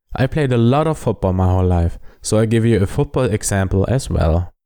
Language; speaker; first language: English; non-native, fluent; German